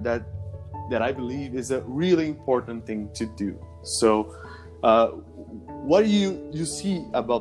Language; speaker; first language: English; non-native, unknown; Portuguese